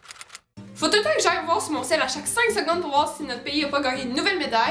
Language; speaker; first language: French; native; French